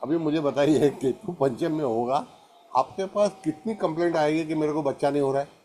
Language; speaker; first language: Hindi; non-native, local second language; Marathi